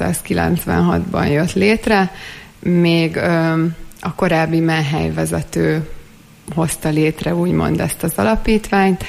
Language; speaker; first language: Hungarian; native; Hungarian